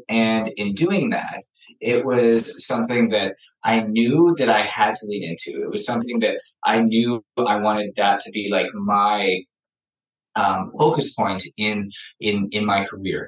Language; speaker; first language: English; native; English